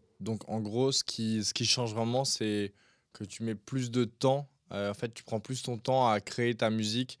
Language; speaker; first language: French; native; French